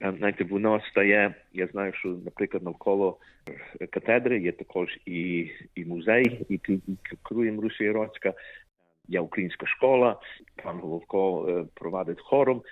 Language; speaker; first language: Ukrainian; early bilingual, heritage; Ukrainian